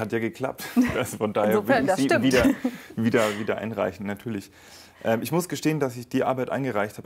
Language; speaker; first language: German; native; German